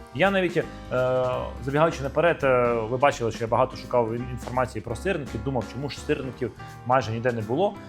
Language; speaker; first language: Ukrainian; native; Ukrainian